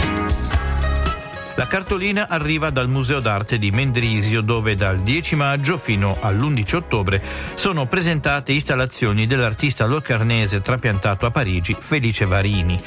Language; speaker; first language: Italian; native; Italian